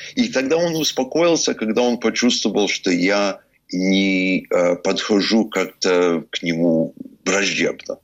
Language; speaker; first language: Russian; early bilingual, heritage; Russian